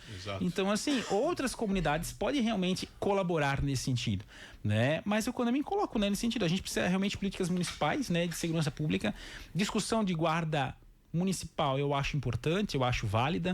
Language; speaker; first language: Portuguese; native; Portuguese